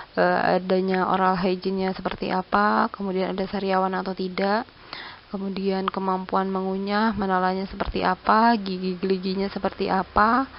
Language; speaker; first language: Indonesian; native; Indonesian